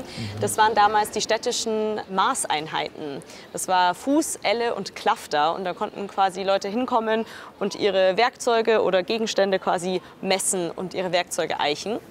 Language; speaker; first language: German; native; German